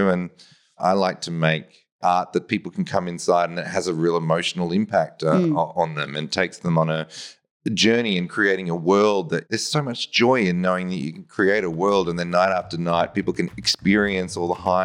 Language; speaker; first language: English; native; English